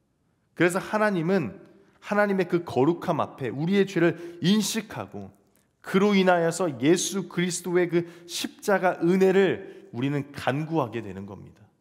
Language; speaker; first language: Korean; native; Korean